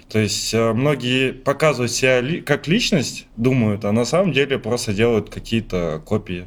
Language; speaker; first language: Russian; native; Russian